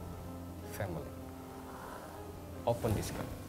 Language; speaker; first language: English; non-native, learner; Indonesian